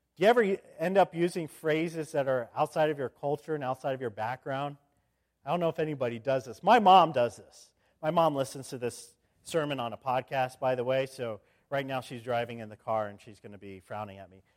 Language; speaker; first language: English; native; English